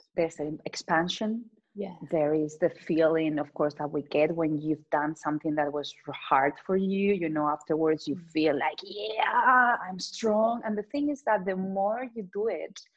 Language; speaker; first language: English; non-native, fluent; Spanish